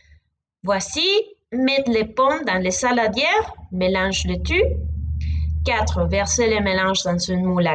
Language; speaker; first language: French; non-native, fluent; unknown